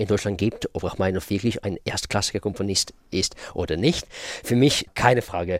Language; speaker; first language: German; non-native, fluent; Russian